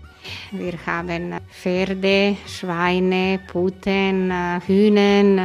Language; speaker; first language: German; non-native, learner; Croatian